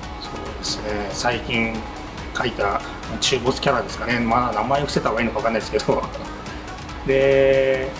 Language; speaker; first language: Japanese; native; Japanese